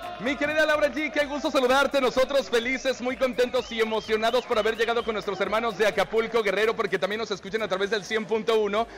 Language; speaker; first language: Spanish; native; Spanish